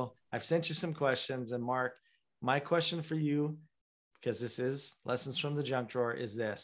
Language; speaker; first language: English; native; English